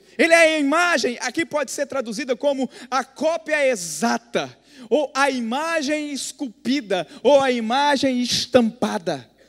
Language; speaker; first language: Portuguese; native; Portuguese